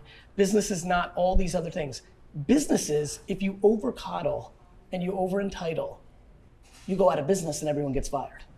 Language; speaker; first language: English; early bilingual, other home language; Russian